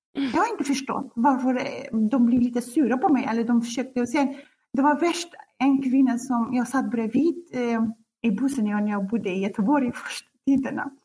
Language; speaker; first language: Swedish; non-native, fluent; Kurdish